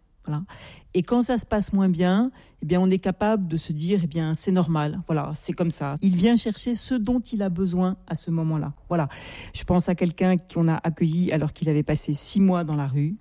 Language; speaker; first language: French; native; French